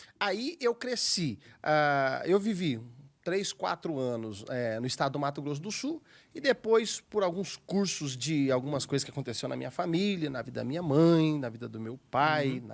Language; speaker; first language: Portuguese; native; Portuguese